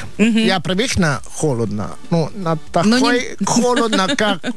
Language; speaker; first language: Russian; non-native, learner; Italian